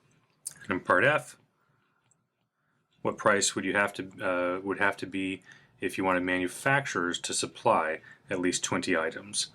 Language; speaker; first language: English; native; English